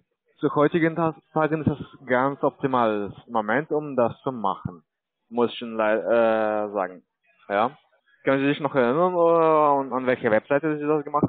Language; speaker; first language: German; non-native, learner; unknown